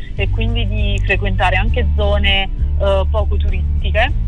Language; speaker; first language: Italian; native; Italian